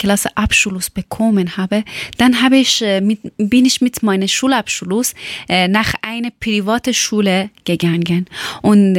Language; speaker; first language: German; non-native, fluent; Persian